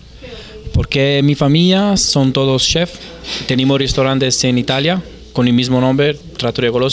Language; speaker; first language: Spanish; non-native, fluent; Italian